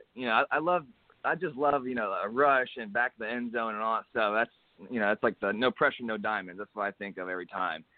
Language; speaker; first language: English; native; English